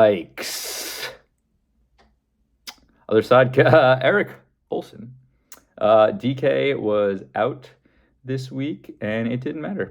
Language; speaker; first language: English; native; English